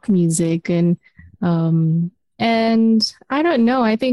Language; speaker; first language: English; non-native, local second language; Malay